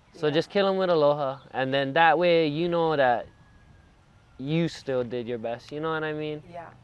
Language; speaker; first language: English; native; English